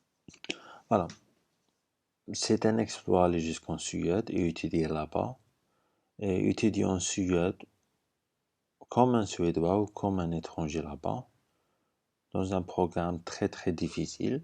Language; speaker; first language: French; non-native, fluent; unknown